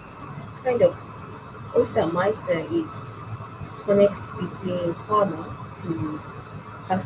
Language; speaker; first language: English; non-native, learner; Japanese